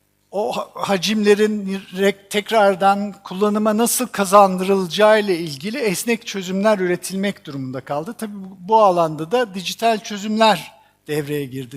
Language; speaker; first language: Turkish; native; Turkish